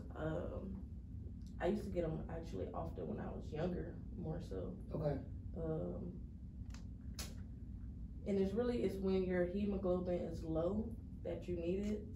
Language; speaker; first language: English; native; English